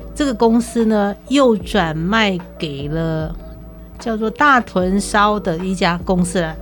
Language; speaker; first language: Chinese; native; Chinese